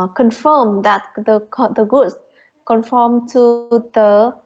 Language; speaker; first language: English; non-native, fluent; Vietnamese